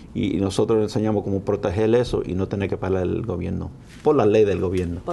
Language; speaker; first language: Spanish; early bilingual, heritage; Spanish